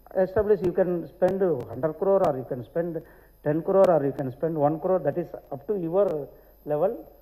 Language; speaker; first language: English; non-native, local second language; Tamil